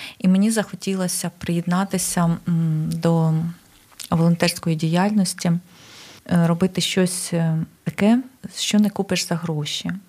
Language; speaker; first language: Ukrainian; native; Ukrainian